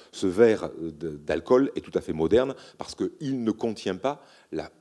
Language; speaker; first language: French; native; French